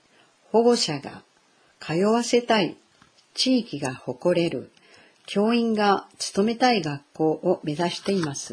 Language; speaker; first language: Japanese; native; Japanese